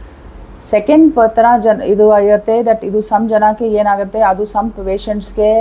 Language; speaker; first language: Kannada; non-native, fluent; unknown